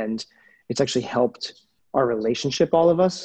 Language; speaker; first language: English; native; English